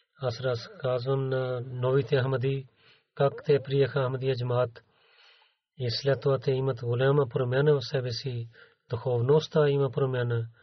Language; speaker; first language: Bulgarian; non-native, learner; Urdu